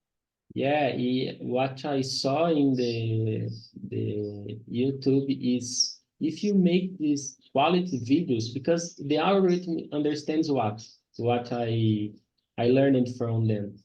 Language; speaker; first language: English; non-native, learner; Portuguese